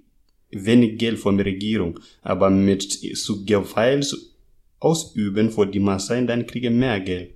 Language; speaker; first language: German; non-native, fluent; Masai